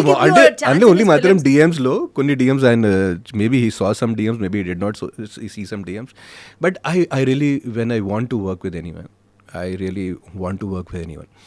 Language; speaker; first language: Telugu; non-native, fluent; Hindi